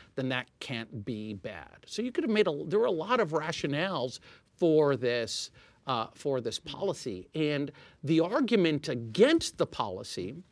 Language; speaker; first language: English; non-native, fluent; Arabic